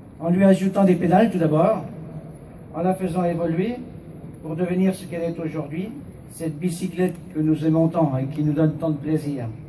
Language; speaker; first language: French; native; French